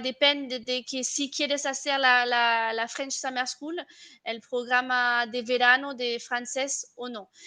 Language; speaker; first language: Spanish; non-native, fluent; French